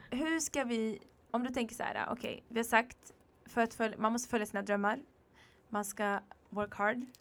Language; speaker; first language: Swedish; early bilingual, other home language; Arabic